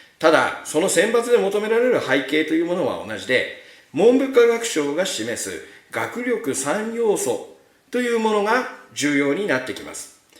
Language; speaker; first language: Japanese; native; Japanese